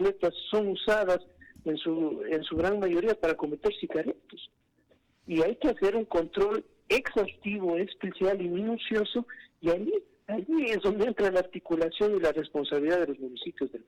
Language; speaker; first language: Spanish; native; Spanish